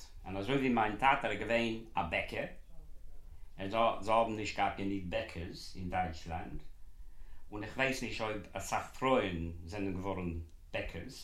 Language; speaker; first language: German; non-native, learner; Yiddish